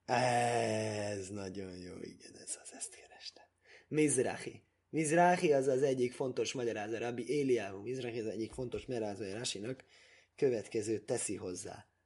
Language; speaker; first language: Hungarian; early bilingual, heritage; Hungarian